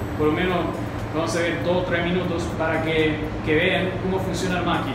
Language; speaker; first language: Spanish; non-native, learner; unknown